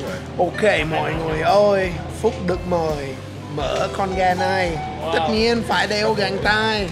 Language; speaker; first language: Vietnamese; non-native, learner; English